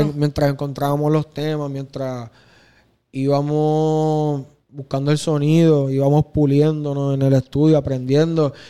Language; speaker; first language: Spanish; native; Spanish